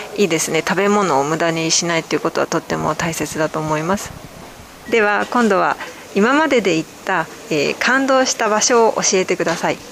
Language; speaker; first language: Japanese; native; Japanese